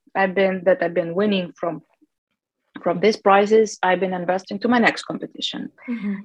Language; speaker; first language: English; non-native, fluent; Russian